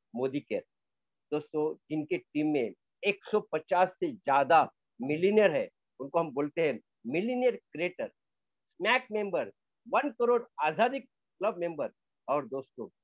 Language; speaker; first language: Hindi; non-native, local second language; Marathi